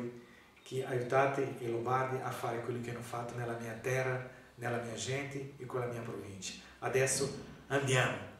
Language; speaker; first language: Italian; non-native, learner; Portuguese